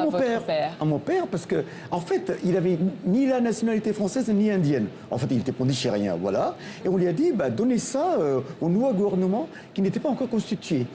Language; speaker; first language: French; non-native, local second language; Tamil